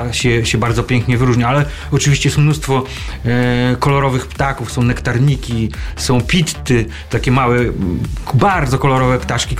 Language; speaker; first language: Polish; native; Polish